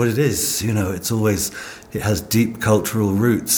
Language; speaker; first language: English; native; English